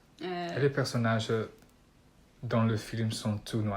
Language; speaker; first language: French; non-native, learner; Dutch